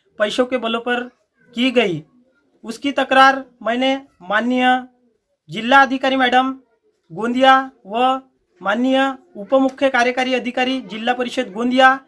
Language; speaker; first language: Hindi; non-native, local second language; Marathi